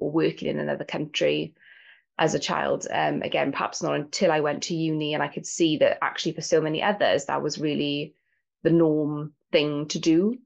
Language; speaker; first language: English; native; English